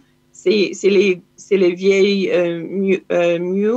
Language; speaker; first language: French; non-native, learner; Hebrew